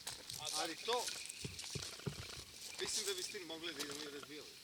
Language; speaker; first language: Bosnian; native; Bosnian